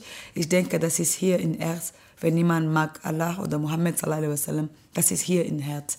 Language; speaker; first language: German; non-native, learner; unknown